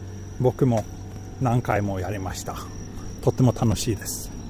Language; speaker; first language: Japanese; non-native, learner; Swedish